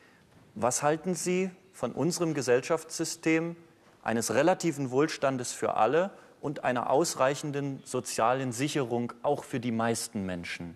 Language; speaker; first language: German; native; German